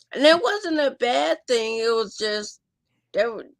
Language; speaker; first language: English; native; English